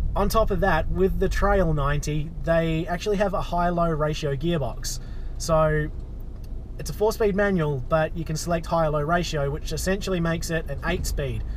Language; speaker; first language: English; native; English